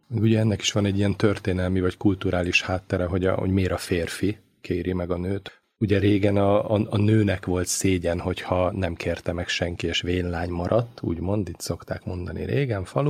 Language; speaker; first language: Hungarian; native; Hungarian